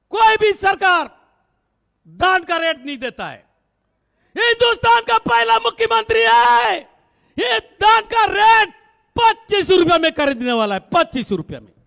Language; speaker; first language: Hindi; native; Hindi